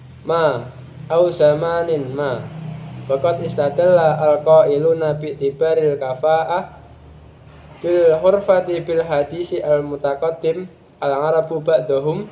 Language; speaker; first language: Arabic; non-native, learner; Indonesian